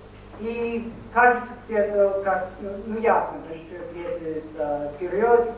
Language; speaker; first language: Russian; non-native, fluent; English